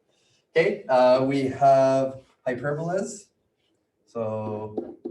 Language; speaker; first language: English; native; English